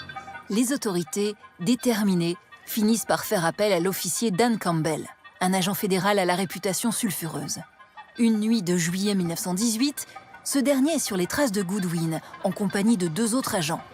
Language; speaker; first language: French; native; French